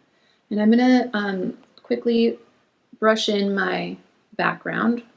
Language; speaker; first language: English; native; English